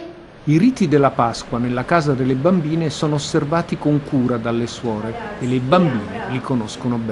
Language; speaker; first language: Italian; native; Italian